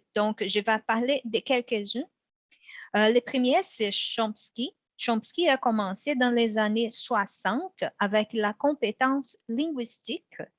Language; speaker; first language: French; non-native, fluent; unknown